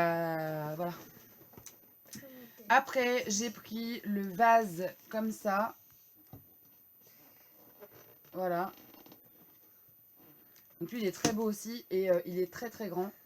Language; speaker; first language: French; native; French